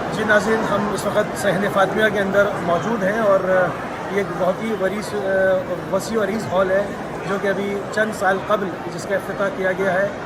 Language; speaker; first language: Urdu; native; Urdu